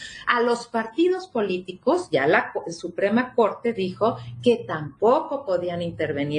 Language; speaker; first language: Spanish; native; Spanish